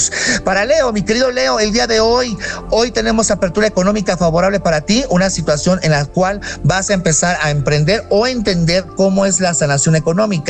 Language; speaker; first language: Spanish; native; Spanish